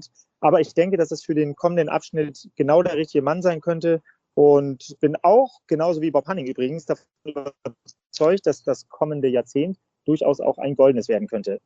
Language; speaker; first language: German; native; German